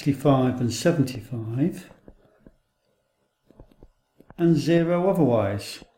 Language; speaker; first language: English; native; English